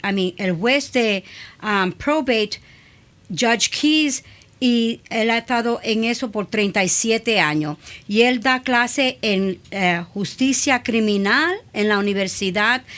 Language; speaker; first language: Spanish; early bilingual, other home language; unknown